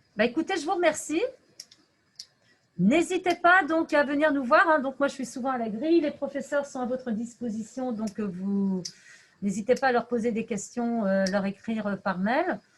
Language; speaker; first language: French; native; French